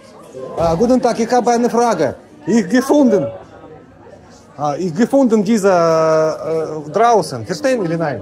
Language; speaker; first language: German; non-native, learner; Russian